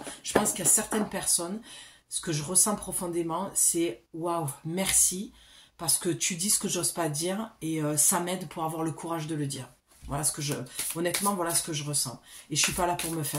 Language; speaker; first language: French; native; French